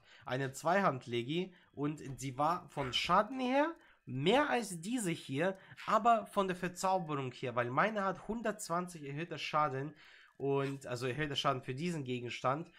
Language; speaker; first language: German; native; German